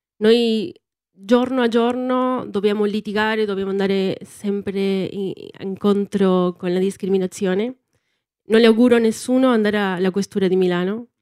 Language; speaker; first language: Italian; non-native, fluent; Spanish